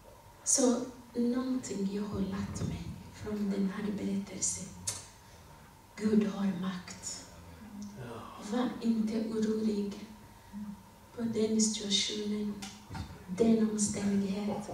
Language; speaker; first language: Swedish; non-native, learner; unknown